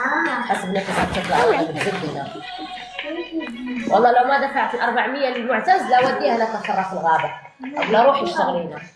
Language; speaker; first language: Arabic; non-native, local second language; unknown